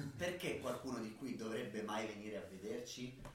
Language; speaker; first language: Italian; native; Italian